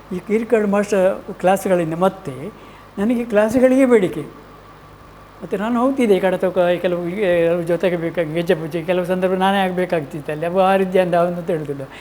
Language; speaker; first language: Kannada; native; Kannada